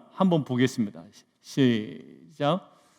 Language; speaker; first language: Korean; native; Korean